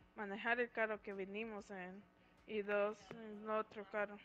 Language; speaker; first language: Spanish; early bilingual, heritage; Spanish